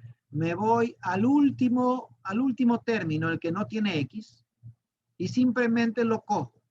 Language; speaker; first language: Spanish; native; Spanish